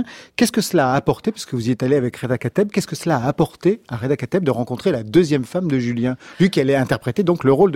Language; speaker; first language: French; native; French